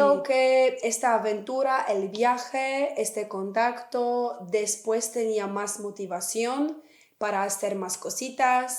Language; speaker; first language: Spanish; non-native, fluent; Polish